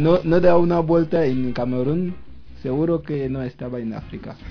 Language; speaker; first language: Spanish; non-native, learner; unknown